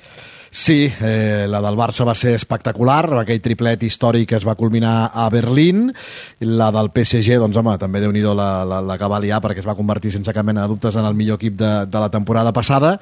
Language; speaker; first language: Catalan; native; Catalan